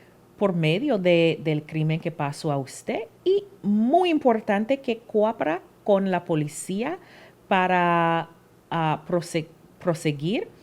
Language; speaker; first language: Spanish; non-native, learner; English